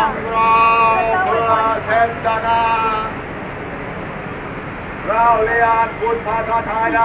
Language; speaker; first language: Thai; non-native, learner; English